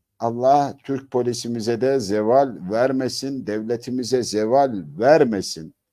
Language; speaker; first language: Turkish; native; Turkish